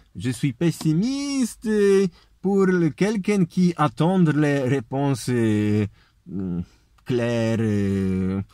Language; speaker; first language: French; non-native, fluent; Polish